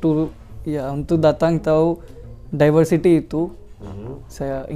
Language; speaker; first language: Indonesian; non-native, learner; Hindi